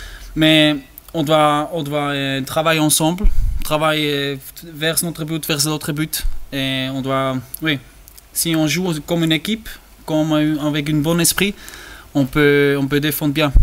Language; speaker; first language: French; non-native, learner; German